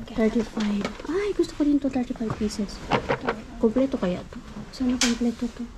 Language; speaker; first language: Filipino; native; Filipino